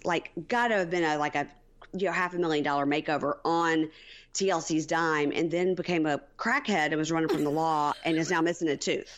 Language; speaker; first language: English; native; English